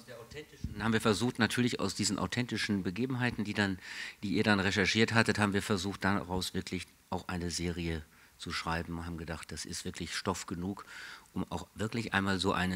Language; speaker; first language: German; native; German